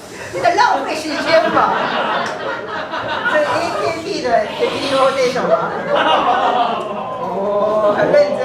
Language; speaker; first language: Chinese; non-native, fluent; Japanese